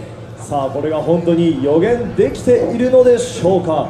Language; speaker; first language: Japanese; native; Japanese